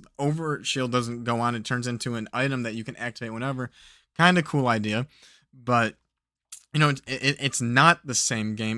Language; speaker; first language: English; native; English